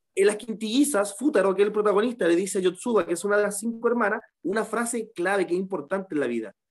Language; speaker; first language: Spanish; native; Spanish